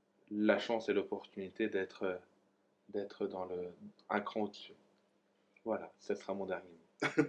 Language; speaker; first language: French; native; French